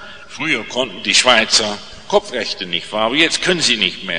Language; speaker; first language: German; non-native, fluent; English